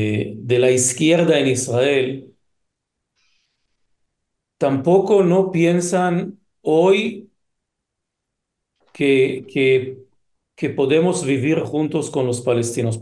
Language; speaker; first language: Spanish; non-native, fluent; Hebrew